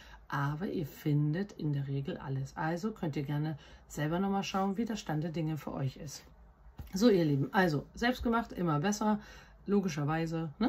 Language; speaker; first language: German; native; German